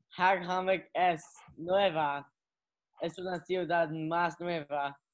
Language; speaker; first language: Spanish; non-native, learner; English